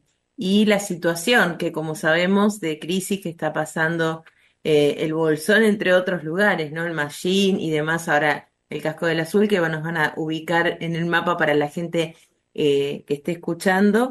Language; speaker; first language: Spanish; native; Spanish